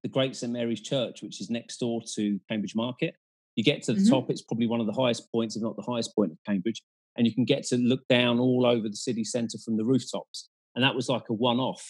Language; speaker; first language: English; native; English